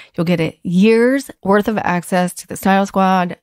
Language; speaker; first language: English; native; English